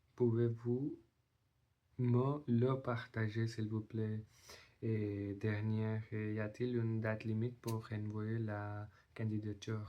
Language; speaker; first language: French; non-native, learner; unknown